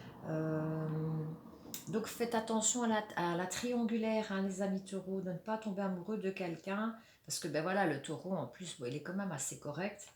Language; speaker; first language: French; native; French